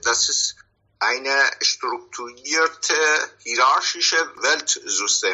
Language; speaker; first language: German; non-native, fluent; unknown